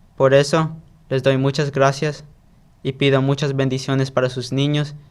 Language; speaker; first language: Spanish; early bilingual, heritage; Spanish